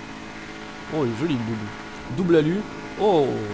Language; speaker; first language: French; native; French